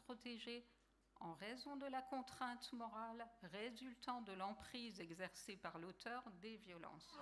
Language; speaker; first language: French; native; French